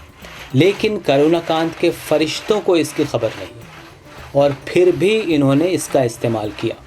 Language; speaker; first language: Hindi; native; Hindi